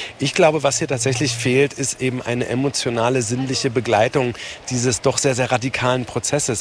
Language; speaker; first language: German; native; German